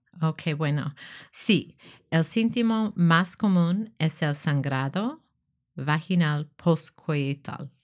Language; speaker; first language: Spanish; non-native, learner; English